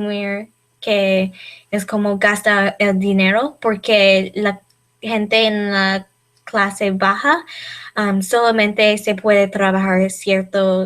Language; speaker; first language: Spanish; non-native, learner; English